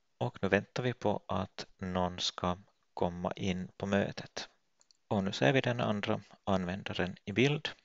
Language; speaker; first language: Swedish; native; Swedish